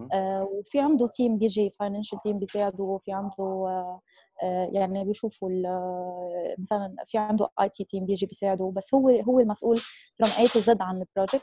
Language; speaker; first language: Arabic; native; Arabic